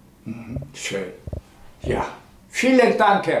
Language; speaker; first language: German; non-native, learner; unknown